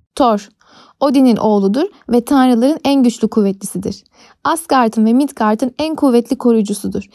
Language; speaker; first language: Turkish; native; Turkish